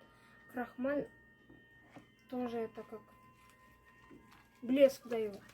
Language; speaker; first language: Russian; non-native, local second language; Uzbek